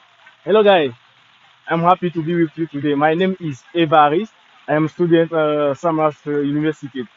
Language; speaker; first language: English; non-native, learner; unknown